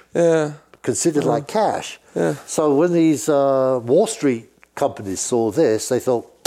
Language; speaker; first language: English; native; English